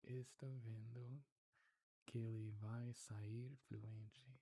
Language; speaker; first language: Portuguese; non-native, learner; Spanish